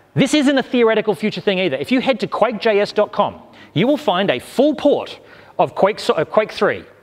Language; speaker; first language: English; native; English